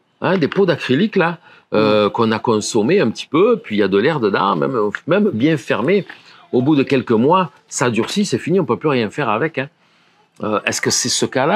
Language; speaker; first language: French; native; French